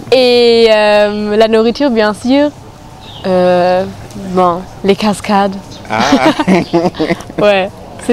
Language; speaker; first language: French; non-native, fluent; German